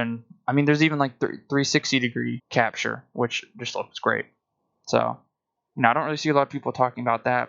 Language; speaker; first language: English; native; English